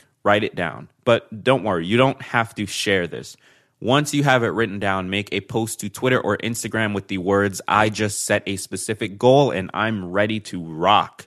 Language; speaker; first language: English; native; English